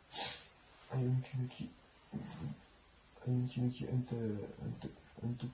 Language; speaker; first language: Arabic; non-native, learner; French